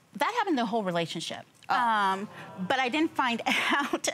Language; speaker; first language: English; native; English